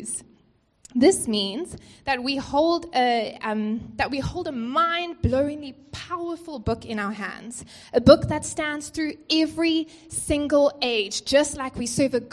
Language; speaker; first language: English; native; English